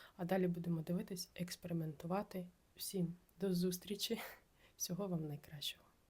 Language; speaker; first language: Ukrainian; native; Ukrainian